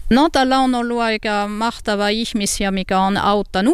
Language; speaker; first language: Finnish; non-native, learner; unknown